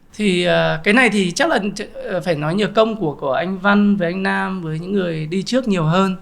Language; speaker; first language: Vietnamese; native; Vietnamese